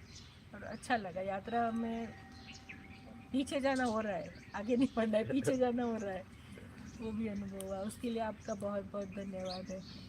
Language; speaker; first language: Hindi; native; Hindi